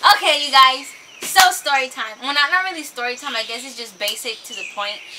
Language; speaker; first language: English; early bilingual, other home language; Spanish